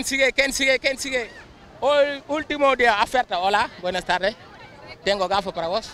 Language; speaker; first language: Spanish; non-native, learner; Wolof